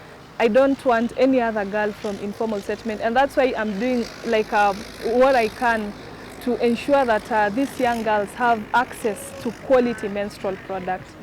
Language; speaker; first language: English; non-native, local second language; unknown